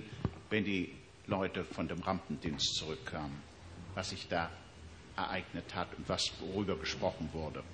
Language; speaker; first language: German; native; German